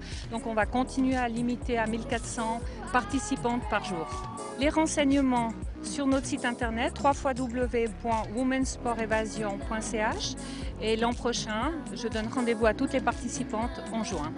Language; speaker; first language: French; native; French